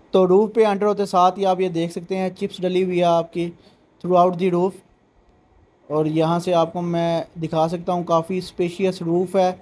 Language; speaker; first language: Urdu; non-native, local second language; Punjabi